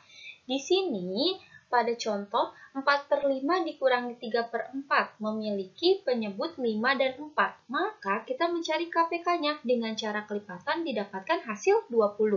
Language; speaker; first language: Indonesian; native; Indonesian